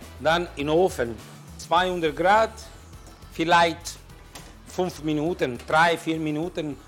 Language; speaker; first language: German; non-native, learner; Italian